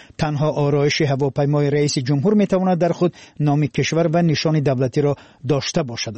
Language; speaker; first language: Persian; native; Persian